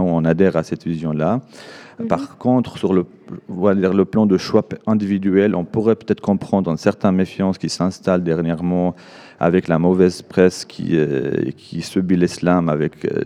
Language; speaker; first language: French; non-native, fluent; Arabic